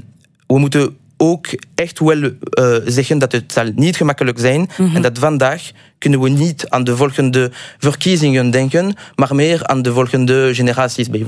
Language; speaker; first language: Dutch; non-native, local second language; French